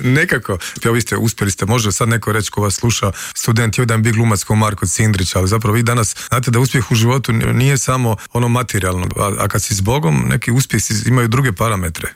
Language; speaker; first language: Croatian; native; Croatian